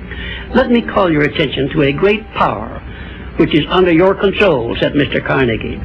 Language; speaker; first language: English; native; English